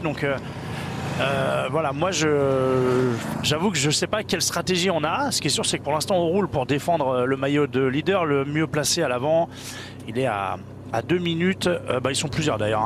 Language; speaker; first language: French; native; French